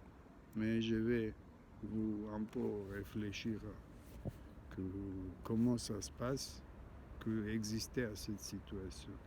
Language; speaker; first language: French; non-native, learner; Armenian